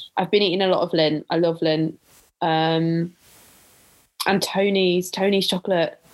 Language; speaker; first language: English; native; English